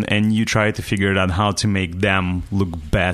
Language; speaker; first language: English; non-native, fluent; Russian